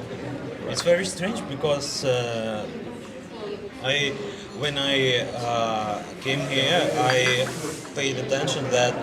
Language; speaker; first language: English; non-native, learner; Russian